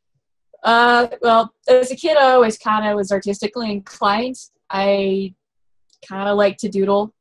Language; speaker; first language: English; native; English